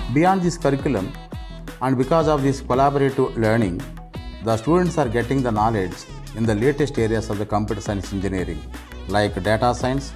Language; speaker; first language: English; non-native, local second language; Telugu